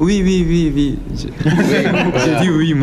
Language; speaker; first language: French; non-native, learner; Japanese